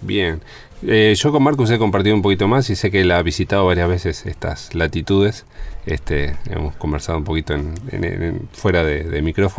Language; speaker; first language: Spanish; native; Spanish